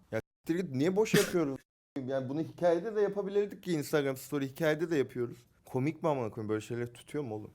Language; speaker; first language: Turkish; non-native, fluent; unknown